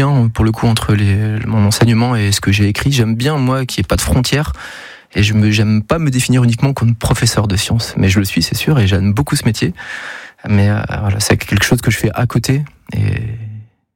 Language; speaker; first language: French; native; French